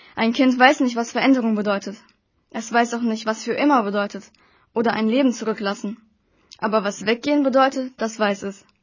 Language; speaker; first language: German; early bilingual, other home language; Russian